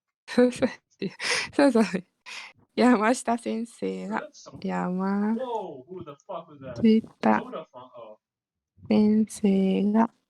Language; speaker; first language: Japanese; non-native, learner; Malay